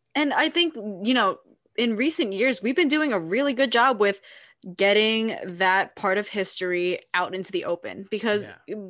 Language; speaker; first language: English; early bilingual, other home language; Filipino